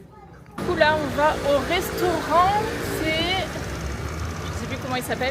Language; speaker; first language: French; native; French